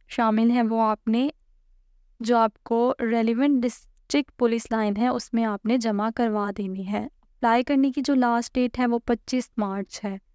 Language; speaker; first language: Urdu; native; Urdu